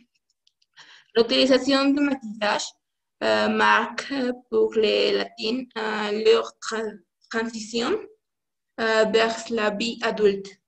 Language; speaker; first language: French; non-native, learner; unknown